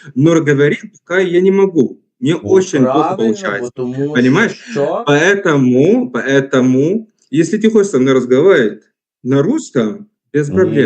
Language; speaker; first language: Russian; non-native, fluent; Arabic